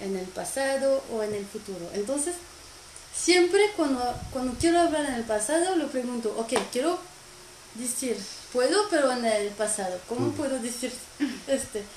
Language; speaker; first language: Spanish; non-native, fluent; French